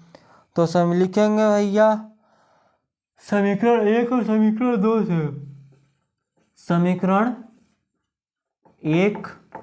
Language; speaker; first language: Hindi; native; Hindi